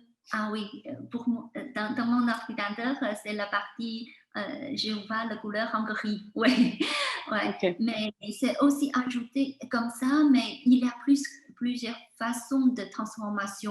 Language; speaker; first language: French; non-native, fluent; Chinese